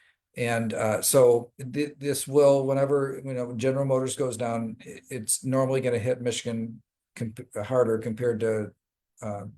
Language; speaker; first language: English; native; English